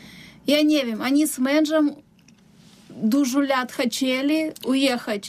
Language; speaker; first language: Polish; non-native, learner; Russian